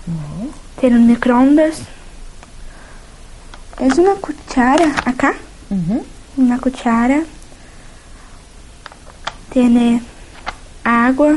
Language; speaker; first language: Spanish; non-native, learner; Portuguese